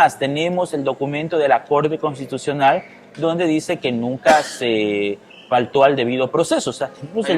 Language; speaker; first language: Spanish; native; Spanish